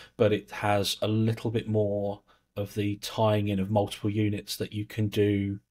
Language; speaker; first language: English; native; English